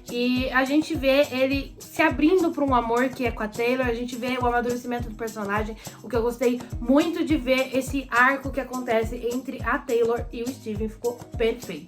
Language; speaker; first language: Portuguese; native; Portuguese